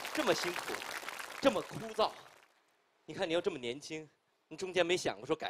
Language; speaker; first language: Chinese; native; Chinese